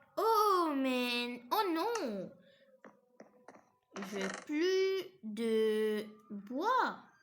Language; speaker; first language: French; non-native, fluent; English